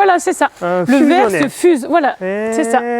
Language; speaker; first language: French; native; French